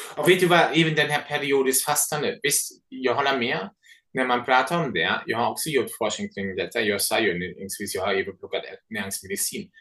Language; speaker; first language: Swedish; non-native, fluent; German